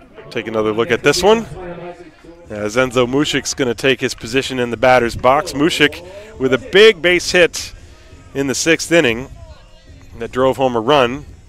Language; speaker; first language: English; native; English